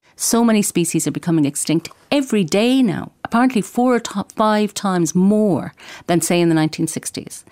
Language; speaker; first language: English; native; English